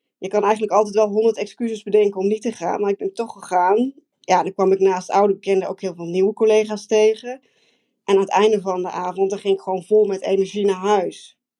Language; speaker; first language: Dutch; native; Dutch